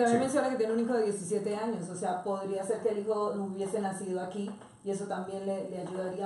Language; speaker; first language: Spanish; native; Spanish